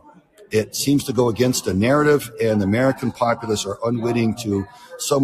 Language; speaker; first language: English; native; English